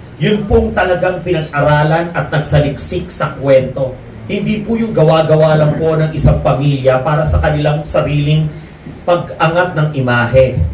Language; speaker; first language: Filipino; native; Filipino